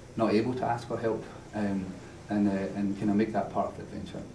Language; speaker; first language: English; native; English